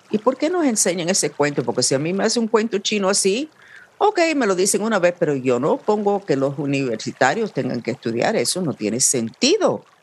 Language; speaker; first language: Spanish; non-native, fluent; English